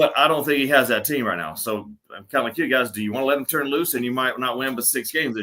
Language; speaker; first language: English; native; English